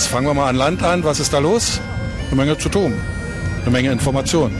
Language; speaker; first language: German; native; German